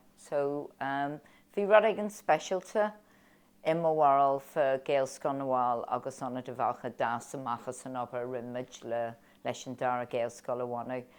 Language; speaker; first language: Irish; non-native, local second language; English